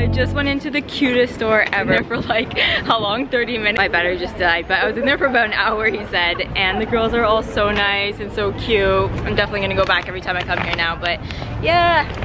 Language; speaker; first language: English; native; English